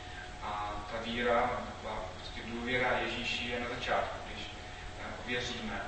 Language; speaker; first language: Czech; non-native, fluent; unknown